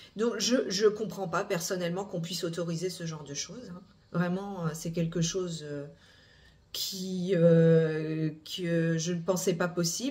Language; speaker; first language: French; native; French